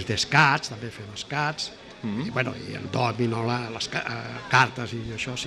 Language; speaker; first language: Catalan; non-native, local second language; Spanish